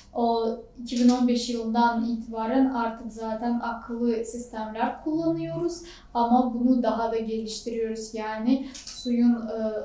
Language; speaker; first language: Turkish; non-native, fluent; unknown